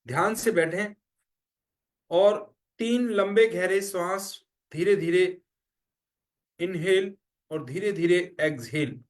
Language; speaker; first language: Hindi; native; Hindi